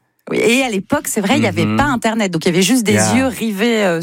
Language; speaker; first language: French; native; French